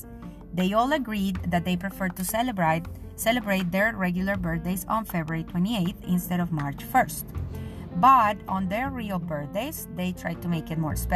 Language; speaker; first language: English; non-native, fluent; Spanish